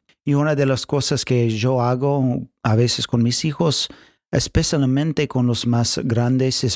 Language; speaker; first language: Spanish; non-native, fluent; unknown